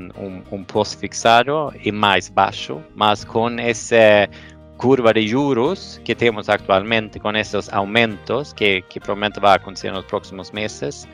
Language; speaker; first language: Portuguese; non-native, fluent; Swedish